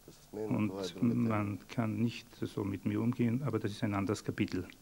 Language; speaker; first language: German; non-native, fluent; Bulgarian